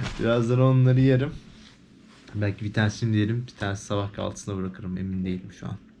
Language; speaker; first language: Turkish; native; Turkish